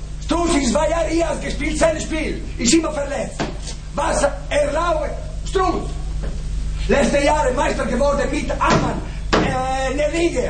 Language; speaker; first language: German; non-native, learner; Italian